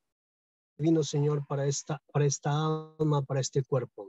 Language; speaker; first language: Spanish; native; Spanish